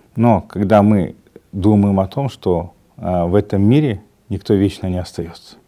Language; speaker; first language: Russian; non-native, local second language; Kazakh